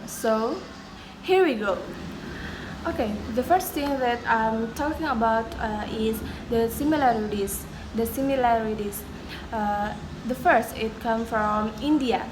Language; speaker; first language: English; non-native, learner; Indonesian